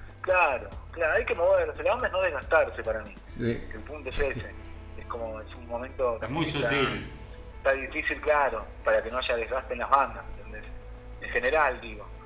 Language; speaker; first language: Spanish; native; Spanish